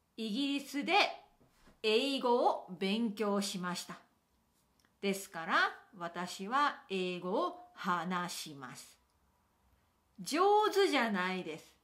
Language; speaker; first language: Japanese; native; Japanese